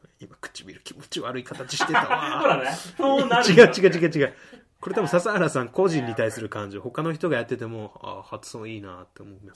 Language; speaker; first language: Japanese; native; Japanese